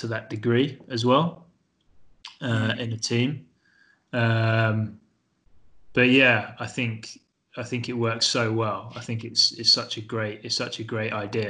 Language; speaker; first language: English; native; English